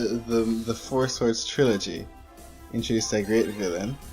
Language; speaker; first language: English; native; English